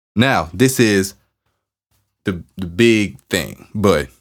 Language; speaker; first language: English; non-native, fluent; French